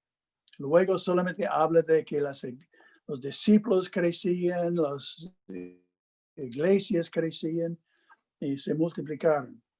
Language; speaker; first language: Spanish; non-native, fluent; English